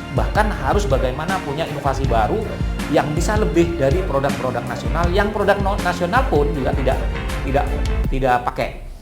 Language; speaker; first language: Indonesian; non-native, local second language; Madurese